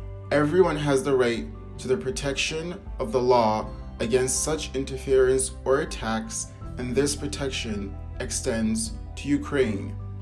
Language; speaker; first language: English; native; English